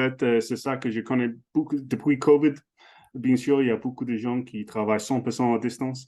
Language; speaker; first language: French; non-native, fluent; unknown